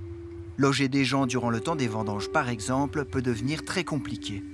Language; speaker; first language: French; native; French